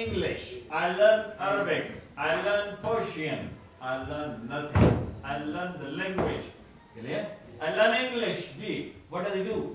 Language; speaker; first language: English; non-native, local second language; Urdu